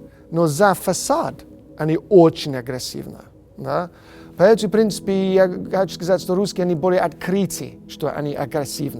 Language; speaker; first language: Russian; non-native, fluent; English